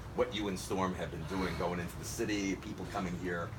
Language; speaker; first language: English; native; English